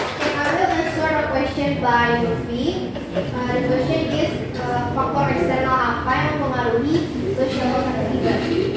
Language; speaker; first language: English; non-native, learner; Indonesian